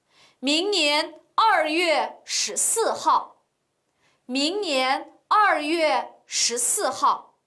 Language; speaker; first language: Chinese; non-native, local second language; Uyghur